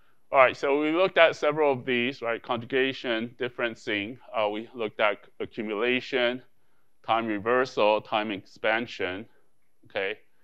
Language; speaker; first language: English; non-native, fluent; Chinese